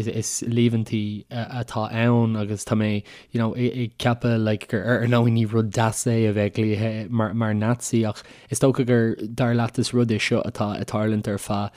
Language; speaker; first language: Irish; native; Irish